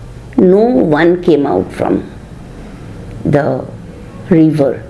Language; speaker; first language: English; non-native, local second language; Bangla